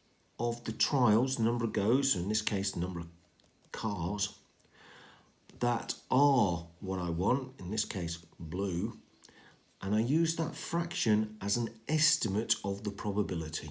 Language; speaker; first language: English; native; English